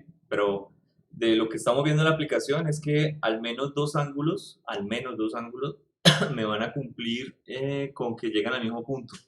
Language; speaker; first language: Spanish; native; Spanish